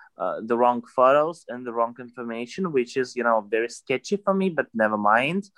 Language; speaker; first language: English; non-native, fluent; Russian